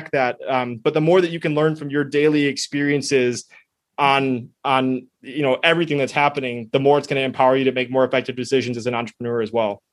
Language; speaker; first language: English; early bilingual, other home language; Spanish